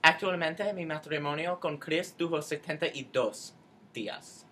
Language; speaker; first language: Spanish; non-native, learner; English